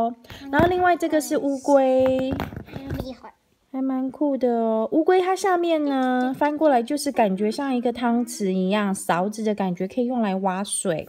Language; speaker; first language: Chinese; native; Chinese